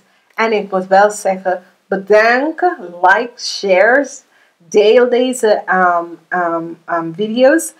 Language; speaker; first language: Dutch; non-native, learner; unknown